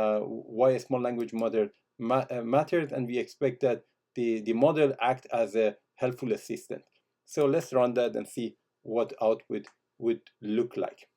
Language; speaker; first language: English; non-native, fluent; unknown